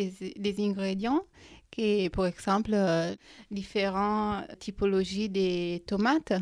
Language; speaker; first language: French; non-native, fluent; Italian